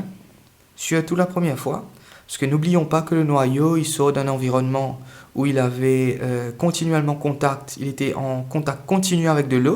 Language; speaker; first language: French; native; French